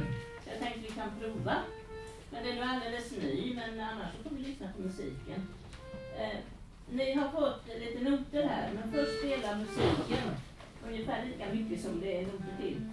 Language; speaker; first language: Swedish; native; Swedish